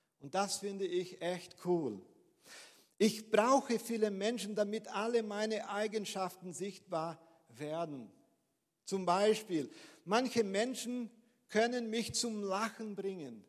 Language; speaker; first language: German; non-native, fluent; Portuguese